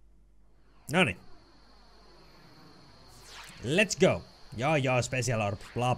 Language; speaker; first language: Finnish; native; Finnish